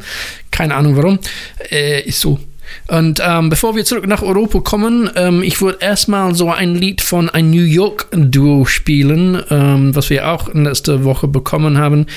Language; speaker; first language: German; non-native, learner; English